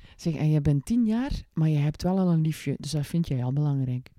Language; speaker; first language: Dutch; native; Dutch